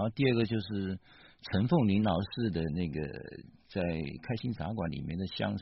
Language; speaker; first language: Chinese; native; Chinese